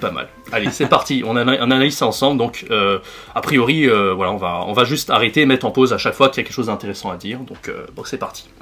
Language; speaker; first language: French; native; French